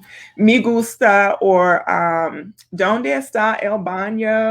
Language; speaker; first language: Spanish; non-native, fluent; English